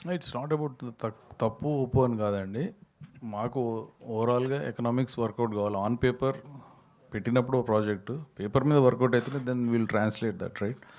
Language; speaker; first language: Telugu; native; Telugu